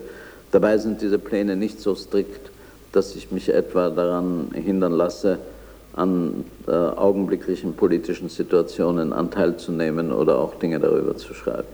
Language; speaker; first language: German; native; German